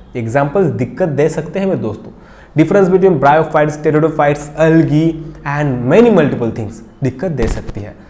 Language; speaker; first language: Hindi; non-native, local second language; Marathi